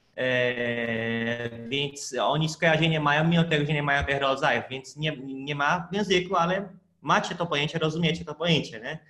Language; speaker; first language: Polish; non-native, fluent; Portuguese